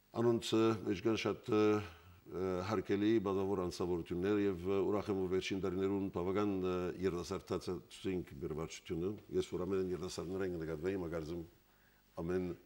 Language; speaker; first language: Armenian; early bilingual, heritage; Armenian